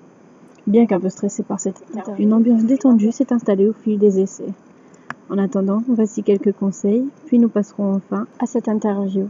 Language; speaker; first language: French; native; French